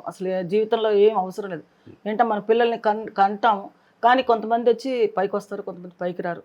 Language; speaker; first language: Telugu; native; Telugu